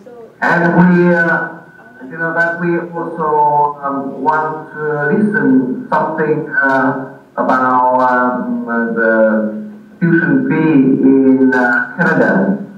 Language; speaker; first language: English; non-native, learner; Vietnamese